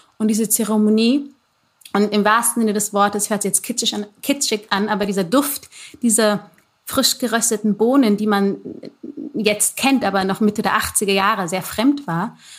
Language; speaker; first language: German; early bilingual, other home language; Amharic